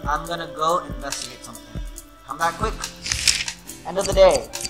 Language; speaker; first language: English; non-native, local second language; Urdu